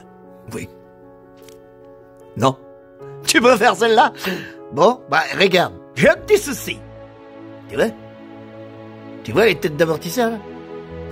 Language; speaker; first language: French; native; French